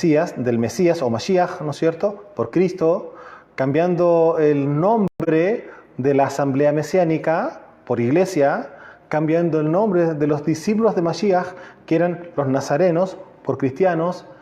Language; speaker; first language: Spanish; native; Spanish